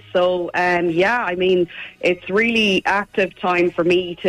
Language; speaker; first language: English; native; English